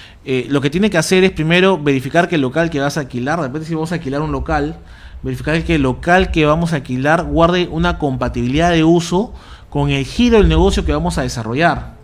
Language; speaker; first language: Spanish; native; Spanish